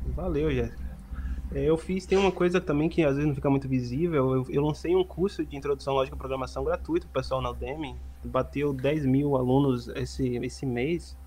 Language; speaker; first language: Portuguese; native; Portuguese